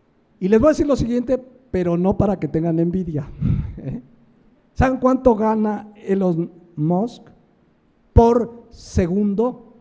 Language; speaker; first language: Spanish; native; Spanish